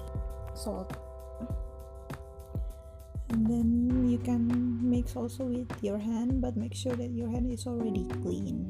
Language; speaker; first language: English; non-native, learner; Indonesian